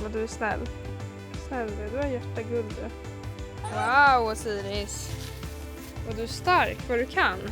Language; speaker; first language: Swedish; native; Swedish